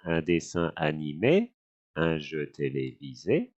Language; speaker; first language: French; non-native, fluent; English